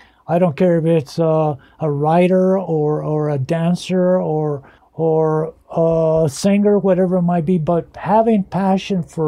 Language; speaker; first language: English; early bilingual, other home language; Spanish